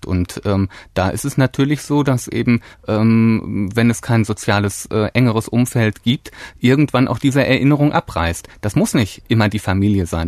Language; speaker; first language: German; native; German